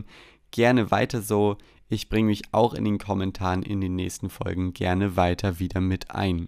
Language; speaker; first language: German; native; German